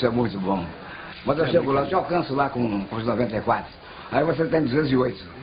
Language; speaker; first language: Portuguese; native; Portuguese